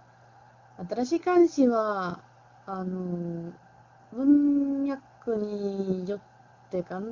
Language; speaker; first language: Japanese; non-native, learner; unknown